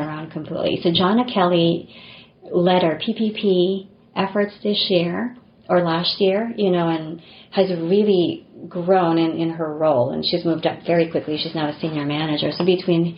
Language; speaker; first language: English; non-native, local second language; Filipino